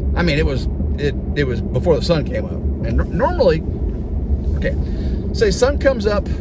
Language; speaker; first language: English; native; English